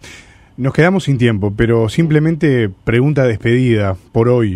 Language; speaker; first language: Spanish; native; Spanish